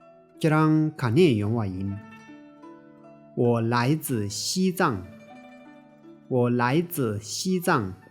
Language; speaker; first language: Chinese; non-native, fluent; Tibetan